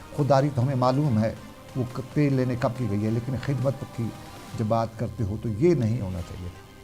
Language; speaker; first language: Urdu; non-native, local second language; Kashmiri